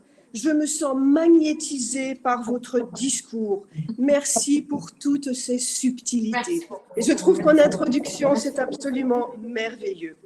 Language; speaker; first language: French; native; French